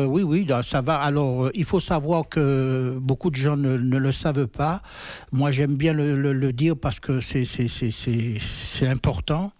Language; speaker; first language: French; native; French